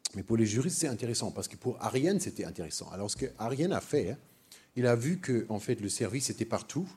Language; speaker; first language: French; non-native, fluent; German